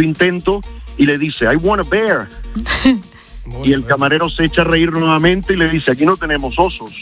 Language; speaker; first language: Spanish; early bilingual, heritage; Spanish